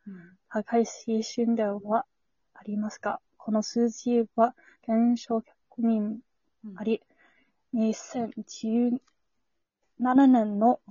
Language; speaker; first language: Japanese; non-native, learner; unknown